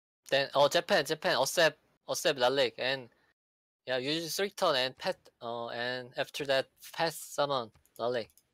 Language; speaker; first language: English; non-native, learner; Korean